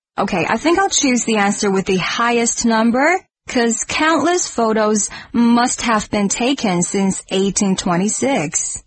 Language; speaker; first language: English; non-native, fluent; Chinese